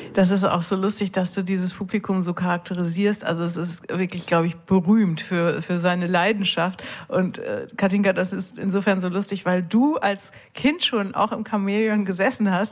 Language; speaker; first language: German; native; German